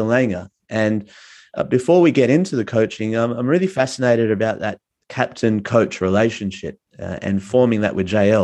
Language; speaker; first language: English; native; English